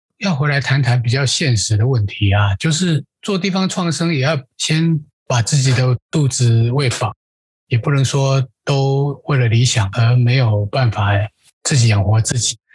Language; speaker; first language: Chinese; native; Chinese